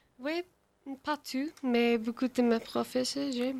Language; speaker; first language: French; non-native, learner; English